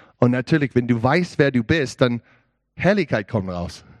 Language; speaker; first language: German; non-native, learner; English